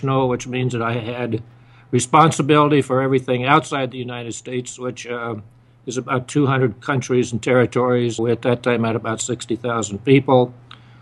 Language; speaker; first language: English; native; English